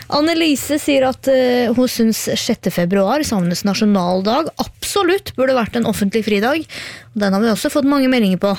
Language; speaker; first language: Norwegian; native; Norwegian